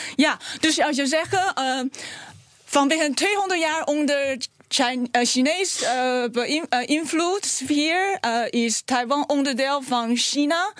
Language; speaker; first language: Dutch; non-native, fluent; Chinese